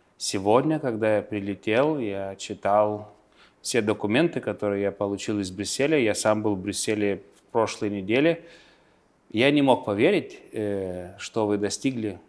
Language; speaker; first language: Russian; non-native, local second language; Lithuanian